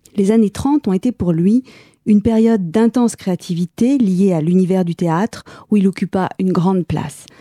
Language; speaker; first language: French; native; French